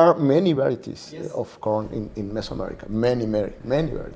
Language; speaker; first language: English; non-native, learner; Spanish